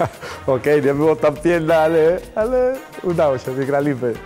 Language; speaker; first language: Polish; non-native, fluent; Spanish